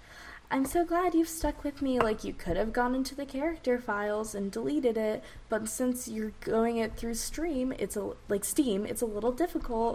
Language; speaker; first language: English; native; English